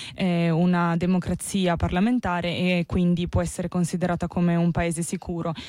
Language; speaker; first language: Italian; native; Italian